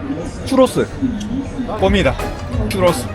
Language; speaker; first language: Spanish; non-native, learner; Korean